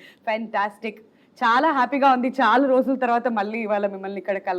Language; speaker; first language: Telugu; native; Telugu